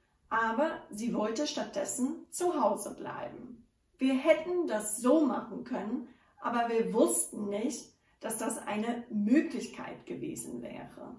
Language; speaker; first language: German; non-native, fluent; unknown